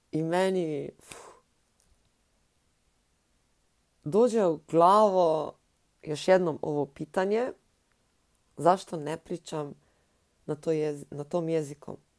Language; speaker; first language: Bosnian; non-native, learner; Slovenian